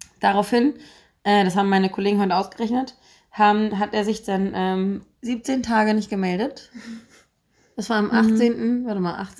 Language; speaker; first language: German; native; German